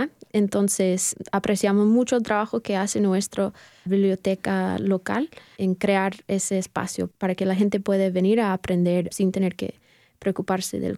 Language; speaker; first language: Spanish; non-native, fluent; English